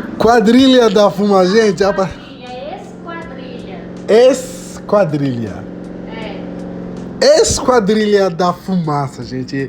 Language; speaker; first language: Portuguese; non-native, fluent; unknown